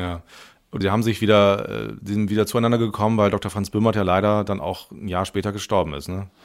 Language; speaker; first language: German; native; German